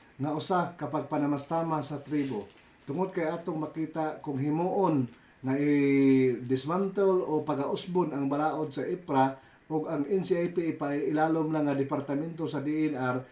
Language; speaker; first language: Cebuano; non-native, local second language; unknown